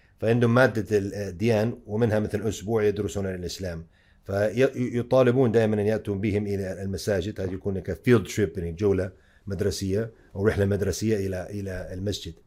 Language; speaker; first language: Arabic; non-native, fluent; English